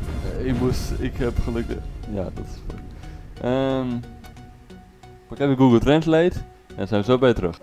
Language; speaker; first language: Dutch; native; Dutch